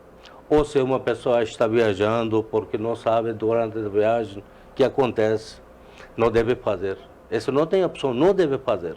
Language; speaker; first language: Portuguese; non-native, fluent; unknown